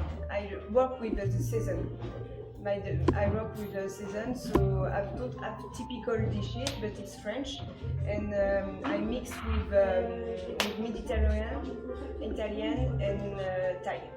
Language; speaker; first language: English; non-native, learner; French